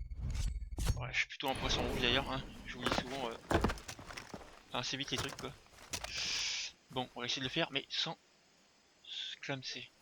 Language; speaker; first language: French; native; French